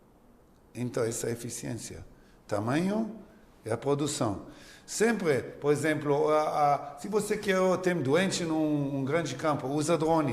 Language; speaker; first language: Portuguese; non-native, learner; Hebrew